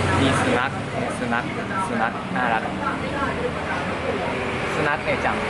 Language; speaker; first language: Thai; non-native, learner; Japanese